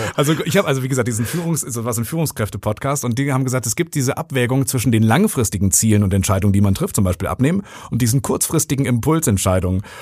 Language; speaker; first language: German; native; German